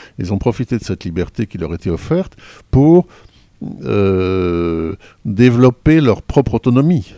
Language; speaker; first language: French; native; French